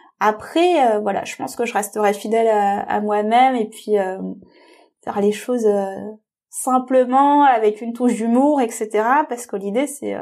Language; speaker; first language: French; native; French